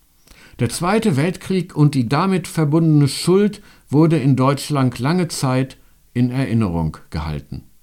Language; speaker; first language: German; native; German